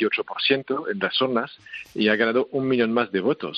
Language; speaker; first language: Spanish; non-native, fluent; French